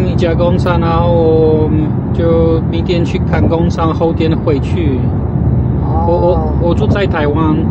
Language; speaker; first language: Chinese; non-native, fluent; Polish